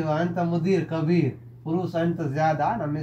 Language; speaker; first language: Arabic; non-native, learner; Urdu